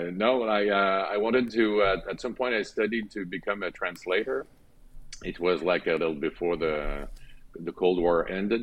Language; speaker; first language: English; non-native, fluent; French